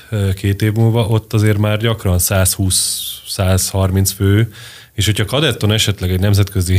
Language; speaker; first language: Hungarian; native; Hungarian